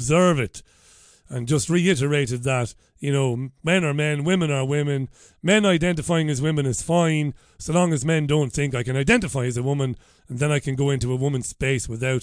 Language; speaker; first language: English; non-native, local second language; Irish